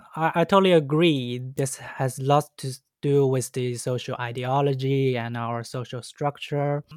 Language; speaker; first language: English; non-native, fluent; Chinese